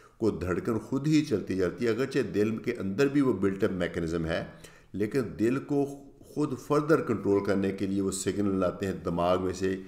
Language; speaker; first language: Urdu; native; Urdu